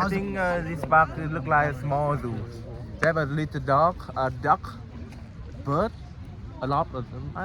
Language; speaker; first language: English; non-native, learner; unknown